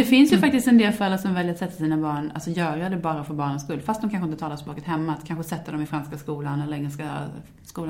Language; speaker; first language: Swedish; native; Swedish